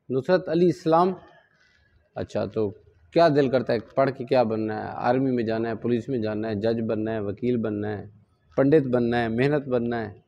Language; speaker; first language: Urdu; non-native, local second language; Punjabi